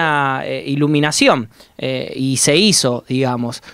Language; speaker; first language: Spanish; native; Spanish